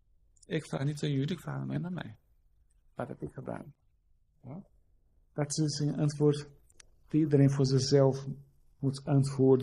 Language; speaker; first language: Dutch; non-native, fluent; Portuguese